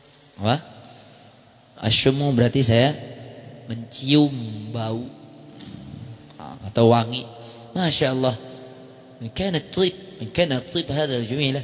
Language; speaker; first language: Arabic; non-native, fluent; Indonesian